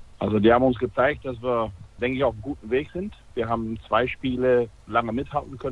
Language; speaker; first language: German; native; German